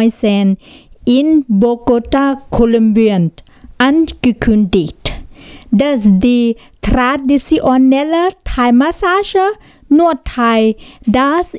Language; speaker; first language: German; non-native, learner; Thai